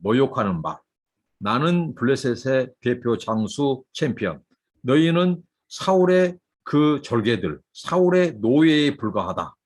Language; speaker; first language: Korean; native; Korean